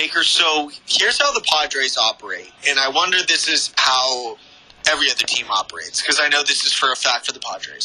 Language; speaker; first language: English; native; English